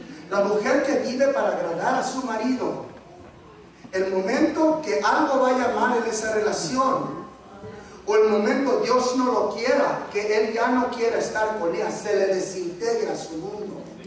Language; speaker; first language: Spanish; early bilingual, heritage; Spanish